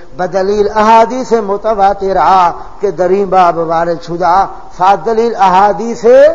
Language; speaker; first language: Urdu; non-native, local second language; Punjabi